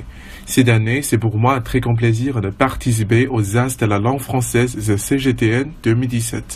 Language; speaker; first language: French; non-native, fluent; Chinese